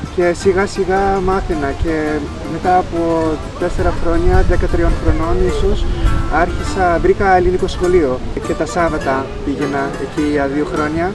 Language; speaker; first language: Greek; early bilingual, heritage; English